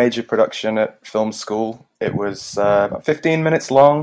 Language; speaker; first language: English; native; English